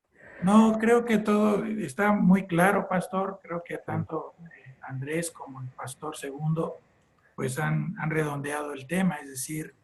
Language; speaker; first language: Spanish; native; Spanish